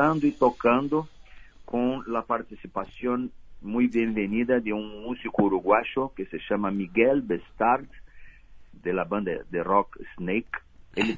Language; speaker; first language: Spanish; non-native, fluent; Portuguese